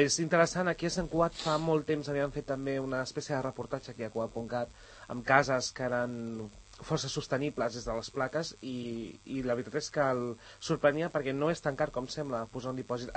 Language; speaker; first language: Catalan; native; Catalan